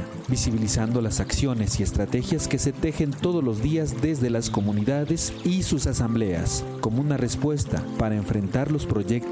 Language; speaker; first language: Spanish; native; Spanish